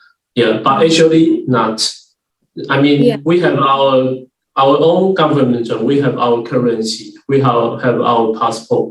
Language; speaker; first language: English; non-native, learner; Chinese